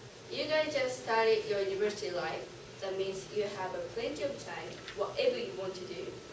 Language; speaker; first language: English; non-native, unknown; Japanese